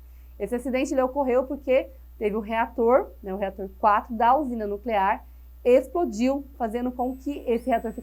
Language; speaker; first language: Portuguese; native; Portuguese